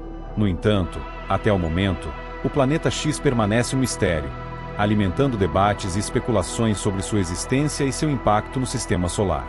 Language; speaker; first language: Portuguese; native; Portuguese